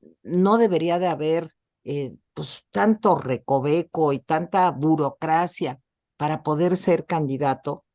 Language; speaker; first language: Spanish; native; Spanish